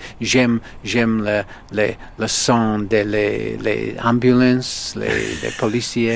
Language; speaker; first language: French; non-native, learner; English